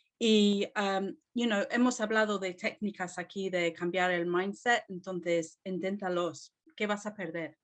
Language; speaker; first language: Spanish; non-native, fluent; English